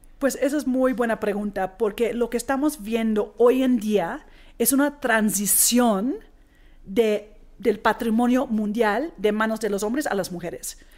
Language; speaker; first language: Spanish; non-native, fluent; English